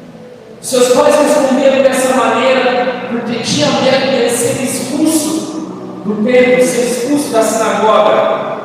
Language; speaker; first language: Portuguese; native; Portuguese